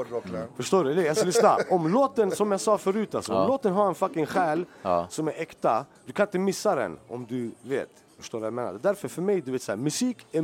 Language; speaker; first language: Swedish; native; Swedish